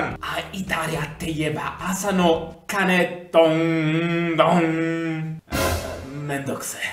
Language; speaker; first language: Japanese; non-native, fluent; Italian